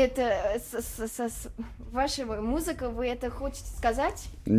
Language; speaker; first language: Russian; non-native, learner; French